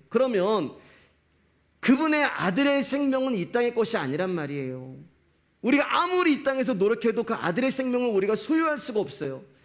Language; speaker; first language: Korean; native; Korean